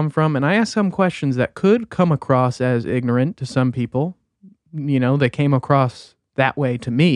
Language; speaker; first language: English; native; English